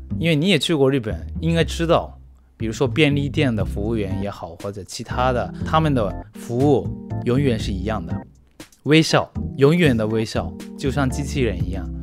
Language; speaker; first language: Chinese; non-native, fluent; Japanese